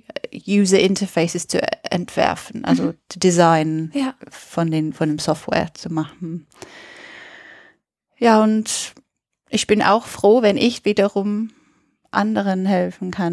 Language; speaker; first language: German; non-native, fluent; English